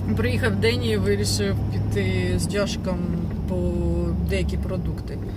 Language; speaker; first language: Ukrainian; non-native, local second language; Russian